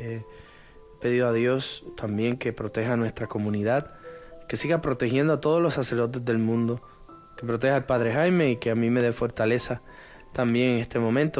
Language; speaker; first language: Spanish; native; Spanish